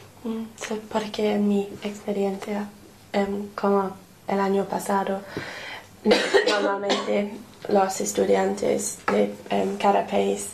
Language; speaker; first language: Spanish; non-native, fluent; English